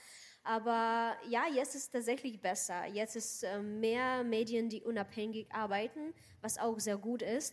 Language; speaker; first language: German; non-native, fluent; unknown